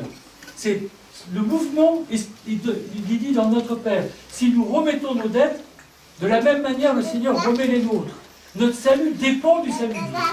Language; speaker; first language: French; native; French